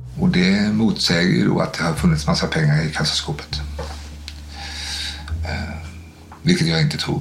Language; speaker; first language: Swedish; native; Swedish